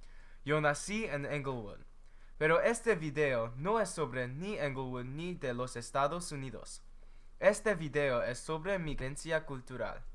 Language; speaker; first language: Spanish; non-native, learner; English